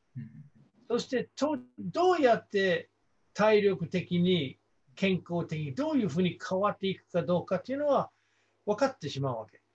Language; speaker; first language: Japanese; non-native, fluent; English